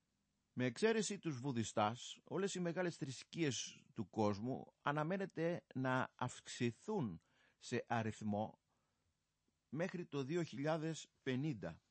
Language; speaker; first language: Greek; native; Greek